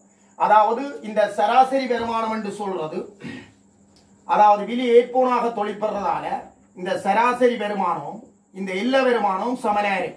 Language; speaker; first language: Tamil; native; Tamil